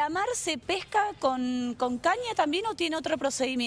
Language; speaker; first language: Spanish; native; Spanish